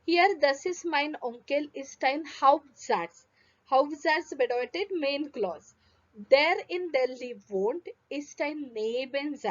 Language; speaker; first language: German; non-native, fluent; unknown